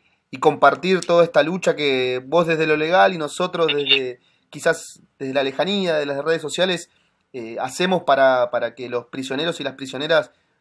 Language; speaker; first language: Spanish; native; Spanish